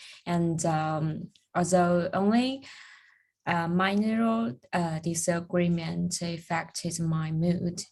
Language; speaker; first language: English; non-native, learner; Chinese